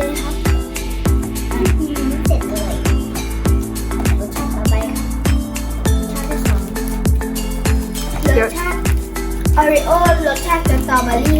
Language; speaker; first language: Thai; native; Thai